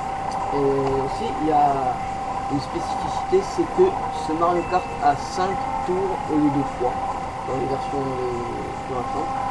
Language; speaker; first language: French; native; French